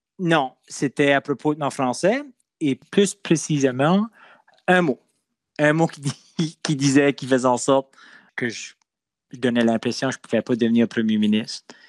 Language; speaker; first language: French; non-native, local second language; English